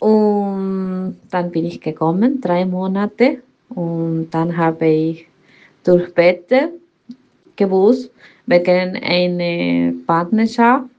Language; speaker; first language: German; non-native, learner; Spanish